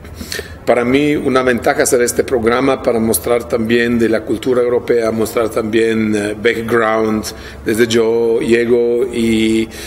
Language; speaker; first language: Spanish; non-native, fluent; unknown